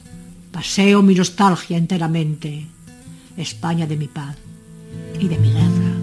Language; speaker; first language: Spanish; native; Spanish